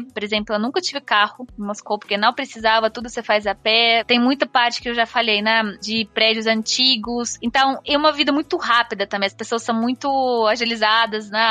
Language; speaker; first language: Portuguese; non-native, fluent; Russian